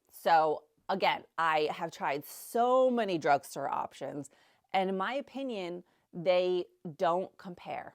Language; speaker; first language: English; native; English